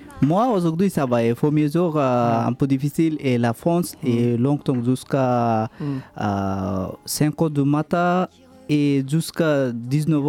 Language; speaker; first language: French; non-native, learner; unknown